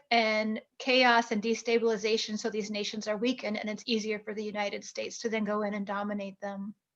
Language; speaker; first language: English; native; English